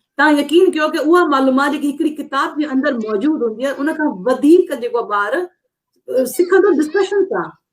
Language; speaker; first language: Sindhi; non-native, local second language; Urdu